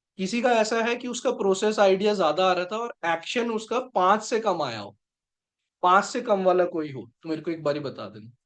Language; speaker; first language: Hindi; native; Hindi